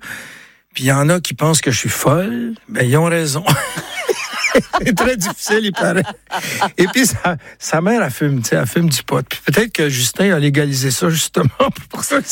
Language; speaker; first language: French; native; French